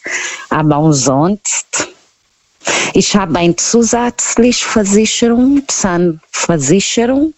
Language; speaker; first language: German; non-native, fluent; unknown